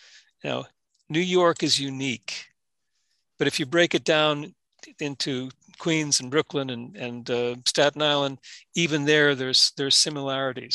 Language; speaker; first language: English; native; English